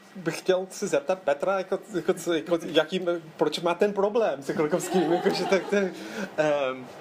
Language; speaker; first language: Czech; non-native, fluent; English